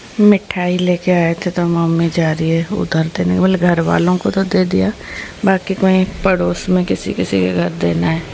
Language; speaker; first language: Hindi; non-native, local second language; Odia